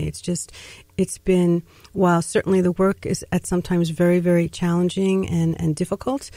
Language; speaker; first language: English; native; English